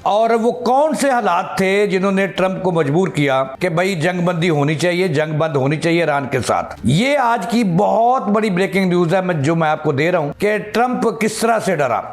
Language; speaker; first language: Urdu; non-native, local second language; Punjabi